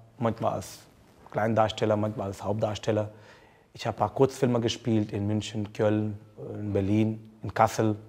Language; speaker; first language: German; non-native, fluent; Hindi